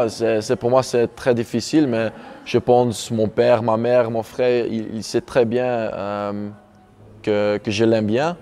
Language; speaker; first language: French; non-native, local second language; Dutch